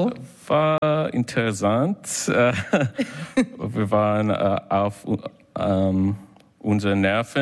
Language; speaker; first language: German; non-native, learner; English